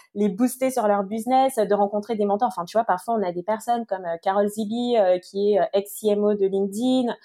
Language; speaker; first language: French; native; French